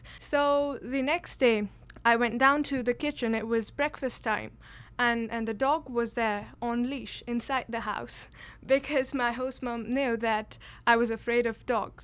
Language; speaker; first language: English; non-native, local second language; Kashmiri